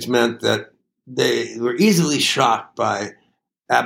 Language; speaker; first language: English; native; English